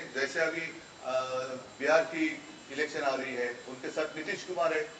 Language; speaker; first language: Hindi; non-native, local second language; Marathi